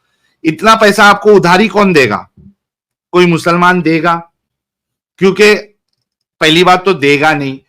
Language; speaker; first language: Hindi; native; Hindi